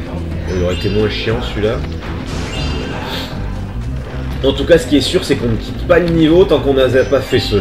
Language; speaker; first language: French; native; French